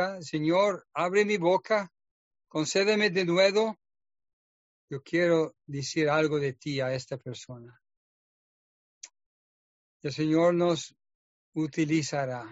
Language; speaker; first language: Spanish; non-native, fluent; English